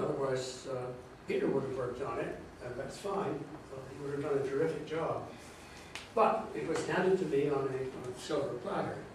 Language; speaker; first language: English; native; English